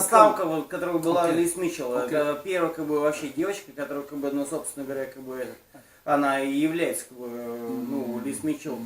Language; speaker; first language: Russian; native; Russian